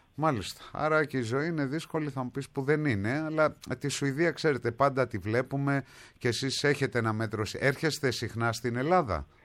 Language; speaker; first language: Greek; native; Greek